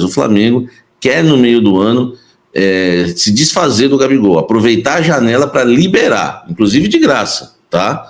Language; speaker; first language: Portuguese; native; Portuguese